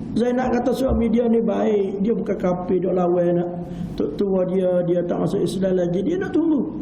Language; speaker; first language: Malay; early bilingual, heritage; Malay